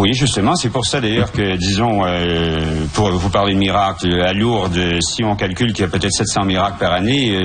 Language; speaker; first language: French; native; French